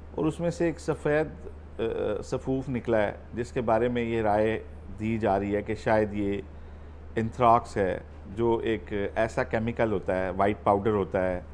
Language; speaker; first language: Urdu; native; Urdu